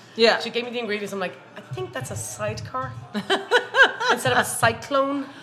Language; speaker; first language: English; native; English